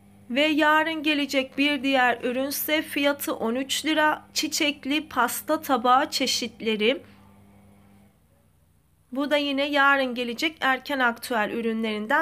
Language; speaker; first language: Turkish; native; Turkish